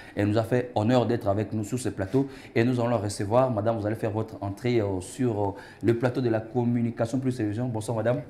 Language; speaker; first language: French; non-native, local second language; Lingala